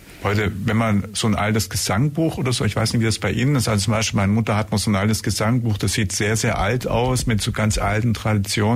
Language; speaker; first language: German; native; German